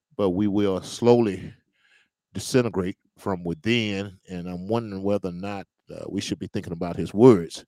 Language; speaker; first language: English; native; English